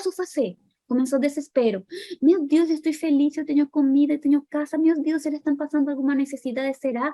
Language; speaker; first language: Portuguese; non-native, fluent; Spanish